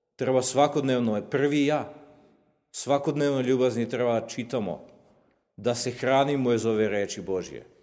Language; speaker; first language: Serbian; non-native, local second language; Slovak